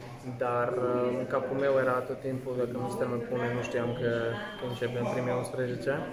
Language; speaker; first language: Romanian; non-native, fluent; Slovak